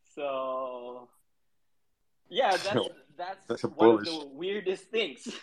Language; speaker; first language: English; non-native, local second language; Cebuano